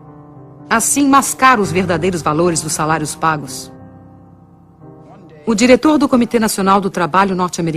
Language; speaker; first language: Portuguese; native; Portuguese